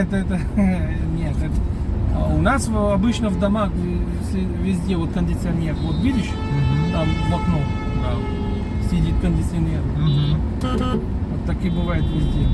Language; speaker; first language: Russian; non-native, fluent; Hindi